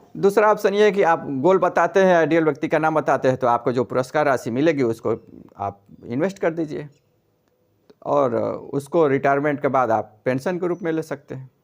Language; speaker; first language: Hindi; native; Hindi